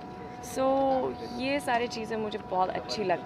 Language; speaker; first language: Hindi; non-native, learner; Swedish